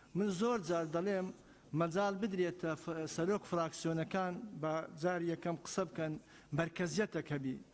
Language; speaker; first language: Central Kurdish; non-native, local second language; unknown